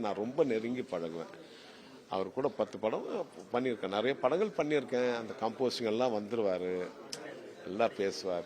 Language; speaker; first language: Tamil; native; Tamil